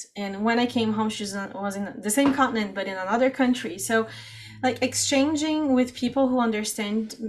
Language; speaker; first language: English; non-native, fluent; Portuguese